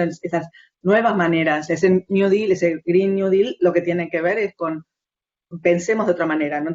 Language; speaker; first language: Spanish; native; Spanish